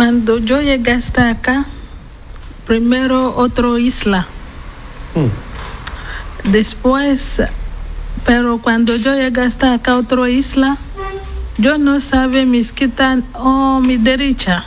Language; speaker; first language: Spanish; non-native, learner; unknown